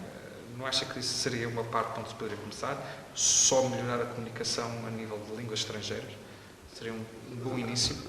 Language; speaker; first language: Portuguese; native; Portuguese